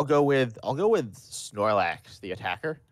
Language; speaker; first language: English; native; English